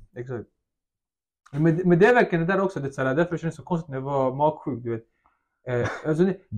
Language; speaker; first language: Swedish; early bilingual, other home language; Russian